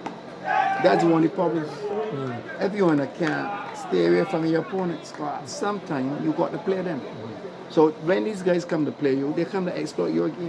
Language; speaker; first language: English; native; English